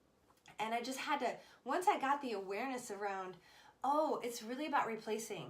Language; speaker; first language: English; native; English